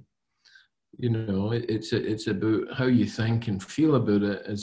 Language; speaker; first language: English; native; English